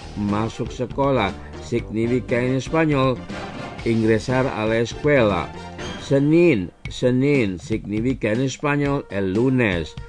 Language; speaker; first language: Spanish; non-native, fluent; Indonesian